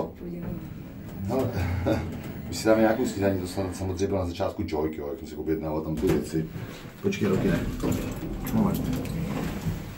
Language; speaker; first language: Czech; native; Czech